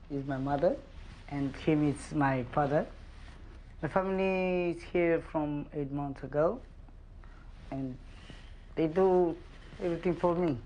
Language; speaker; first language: English; non-native, learner; Romanian